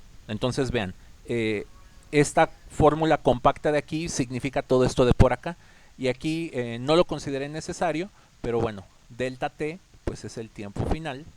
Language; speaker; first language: Spanish; native; Spanish